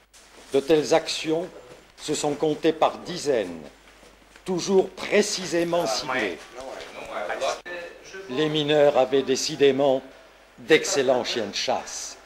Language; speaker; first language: French; native; French